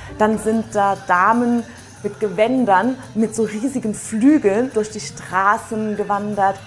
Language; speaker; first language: German; native; German